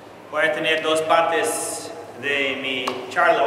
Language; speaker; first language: Spanish; non-native, learner; English